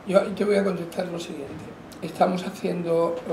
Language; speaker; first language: Spanish; non-native, local second language; Catalan